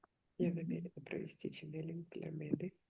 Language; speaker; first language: Russian; native; Russian